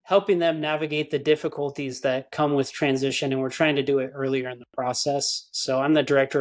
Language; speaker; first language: English; native; English